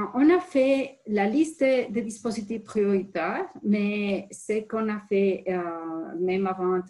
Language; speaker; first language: French; non-native, fluent; Spanish